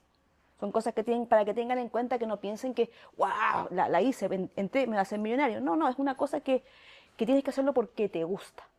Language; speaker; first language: Spanish; native; Spanish